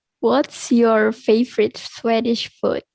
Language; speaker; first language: English; non-native, learner; Indonesian